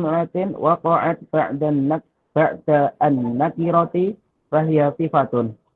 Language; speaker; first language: Arabic; non-native, learner; Indonesian